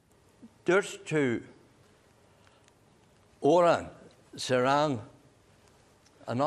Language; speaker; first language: Irish; non-native, learner; English